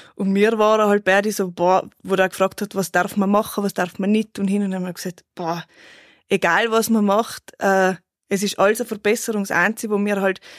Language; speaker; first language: German; native; German